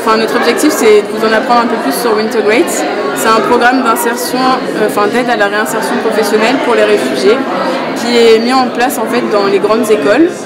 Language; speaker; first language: French; native; French